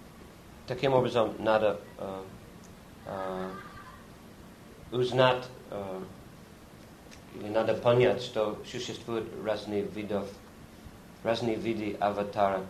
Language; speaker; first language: Russian; non-native, learner; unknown